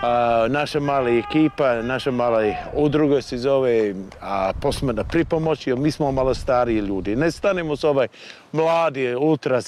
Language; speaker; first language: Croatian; non-native, fluent; English